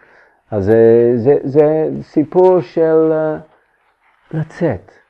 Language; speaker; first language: Hebrew; non-native, fluent; English